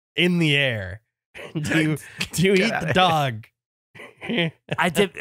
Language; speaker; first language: English; native; English